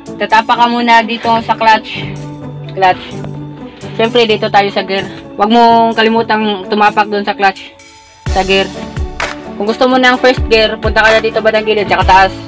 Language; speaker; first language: Filipino; non-native, local second language; Cebuano